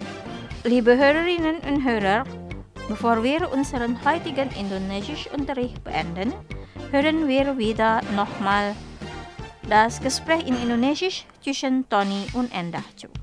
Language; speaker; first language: German; non-native, fluent; Indonesian